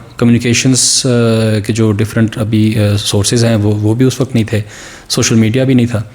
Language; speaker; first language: Urdu; non-native, local second language; Pashto